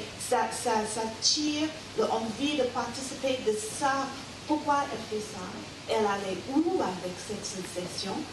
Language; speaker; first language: French; non-native, learner; English